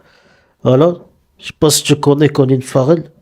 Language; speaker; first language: French; native; French